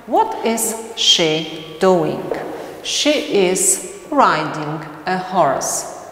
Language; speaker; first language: English; non-native, fluent; Polish